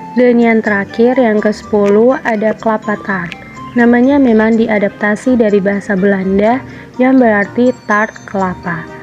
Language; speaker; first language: Indonesian; native; Indonesian